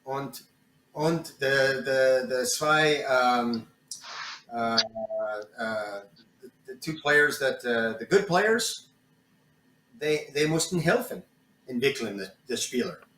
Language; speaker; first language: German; non-native, learner; English